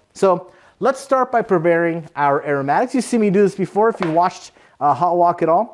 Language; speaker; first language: English; native; English